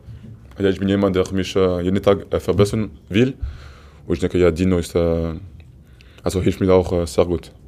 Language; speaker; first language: German; non-native, fluent; Portuguese